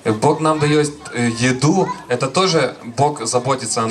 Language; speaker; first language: Russian; non-native, local second language; Ukrainian